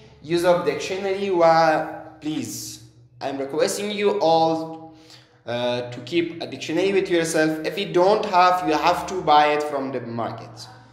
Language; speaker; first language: English; non-native, fluent; Persian